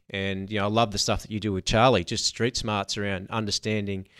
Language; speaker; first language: English; native; English